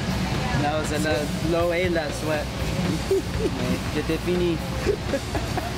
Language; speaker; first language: French; non-native, learner; English